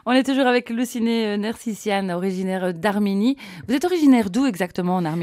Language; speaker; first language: French; native; French